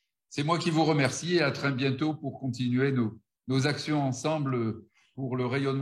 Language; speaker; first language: French; native; French